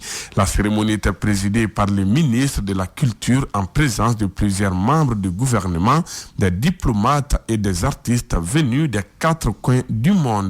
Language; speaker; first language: French; non-native, local second language; Bambara